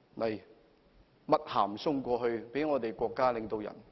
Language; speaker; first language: Cantonese; native; Cantonese